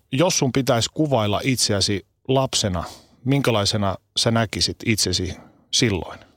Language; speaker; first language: Finnish; native; Finnish